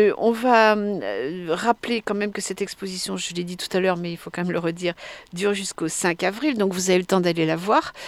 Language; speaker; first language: French; native; French